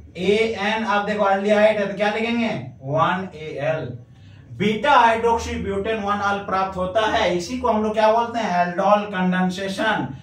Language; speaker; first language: Hindi; native; Hindi